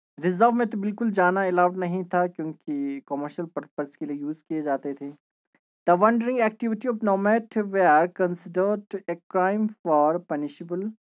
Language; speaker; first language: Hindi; non-native, local second language; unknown